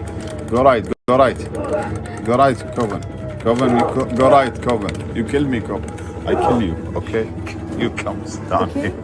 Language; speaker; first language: English; non-native, learner; Arabic